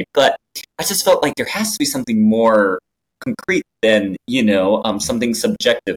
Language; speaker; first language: English; non-native, fluent; Japanese